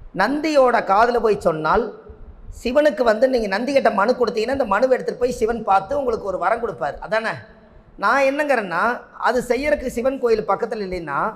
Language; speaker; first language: Tamil; native; Tamil